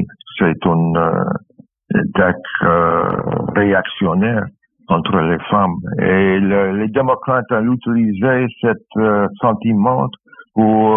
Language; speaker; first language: French; non-native, fluent; English